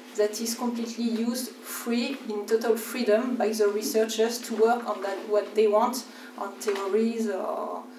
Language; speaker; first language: English; non-native, fluent; French